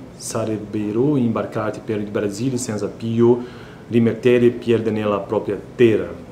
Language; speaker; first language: Italian; non-native, learner; Portuguese